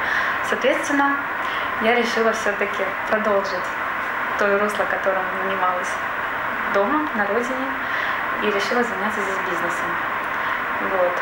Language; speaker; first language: Russian; native; Russian